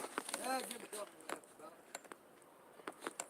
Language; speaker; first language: English; native; English